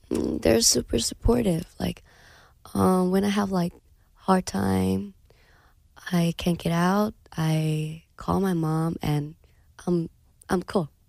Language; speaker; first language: English; non-native, fluent; Thai